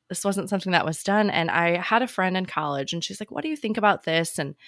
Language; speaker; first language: English; native; English